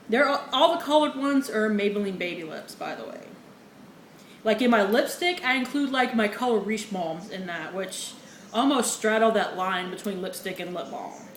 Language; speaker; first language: English; native; English